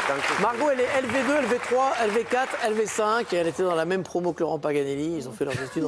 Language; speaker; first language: French; native; French